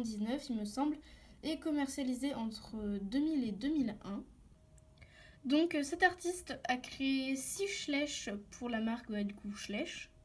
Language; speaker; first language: French; native; French